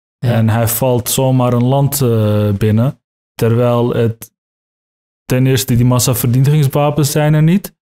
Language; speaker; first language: Dutch; early bilingual, other home language; Turkish